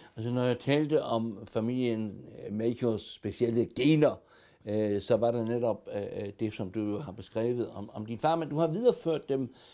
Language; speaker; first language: Danish; non-native, local second language; German